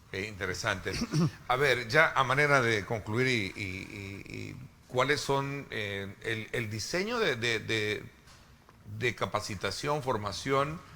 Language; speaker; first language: Spanish; native; Spanish